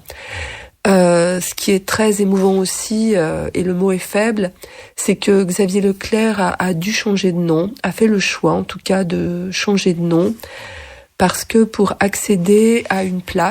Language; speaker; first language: French; native; French